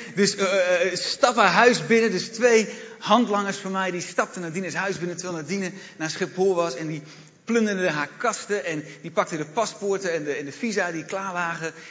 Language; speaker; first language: Dutch; native; Dutch